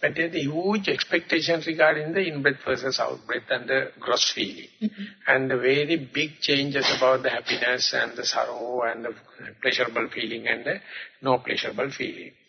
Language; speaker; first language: English; non-native, local second language; Sinhala